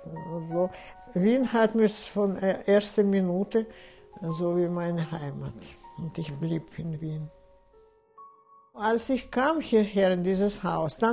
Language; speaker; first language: German; non-native, fluent; Russian